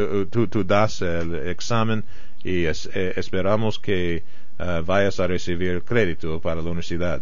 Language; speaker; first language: Spanish; non-native, fluent; English